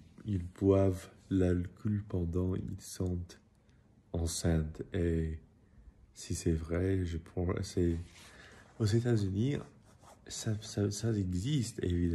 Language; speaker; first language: French; non-native, learner; English